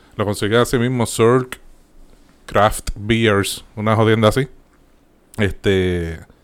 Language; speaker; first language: Spanish; native; Spanish